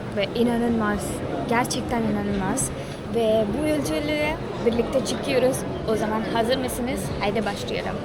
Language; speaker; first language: Turkish; non-native, learner; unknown